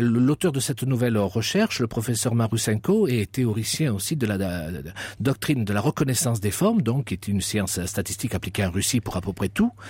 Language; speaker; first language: French; native; French